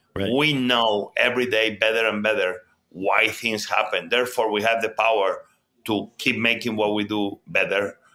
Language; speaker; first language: English; non-native, fluent; Spanish